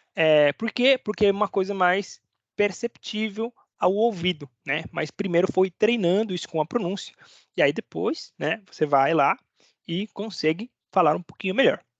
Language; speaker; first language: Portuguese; non-native, fluent; Spanish